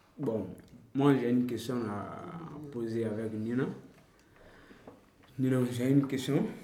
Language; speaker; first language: French; non-native, learner; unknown